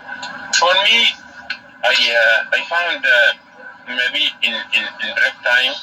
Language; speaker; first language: English; non-native, learner; Arabic